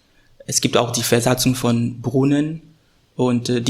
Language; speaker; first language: German; non-native, fluent; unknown